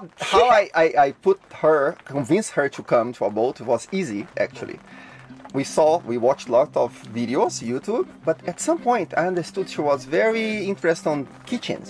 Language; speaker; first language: English; non-native, fluent; Portuguese